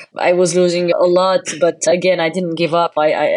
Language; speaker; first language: English; non-native, fluent; Arabic